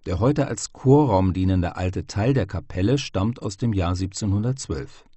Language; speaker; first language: German; native; German